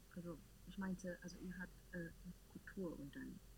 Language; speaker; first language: German; non-native, learner; Chinese